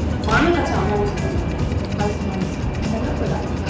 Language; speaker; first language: Korean; non-native, learner; Italian